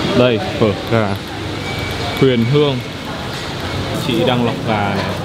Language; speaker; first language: Vietnamese; native; Vietnamese